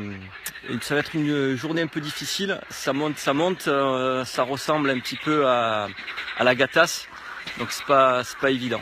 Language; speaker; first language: French; native; French